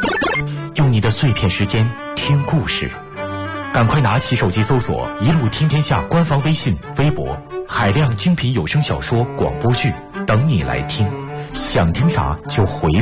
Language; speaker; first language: Chinese; native; Chinese